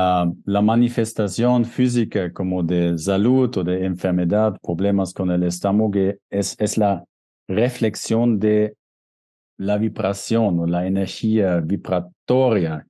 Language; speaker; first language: Spanish; non-native, fluent; German